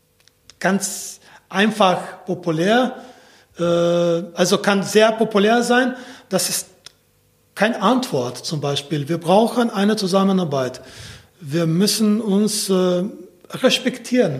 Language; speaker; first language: German; non-native, fluent; Slovenian